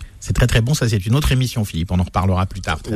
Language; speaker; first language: French; native; French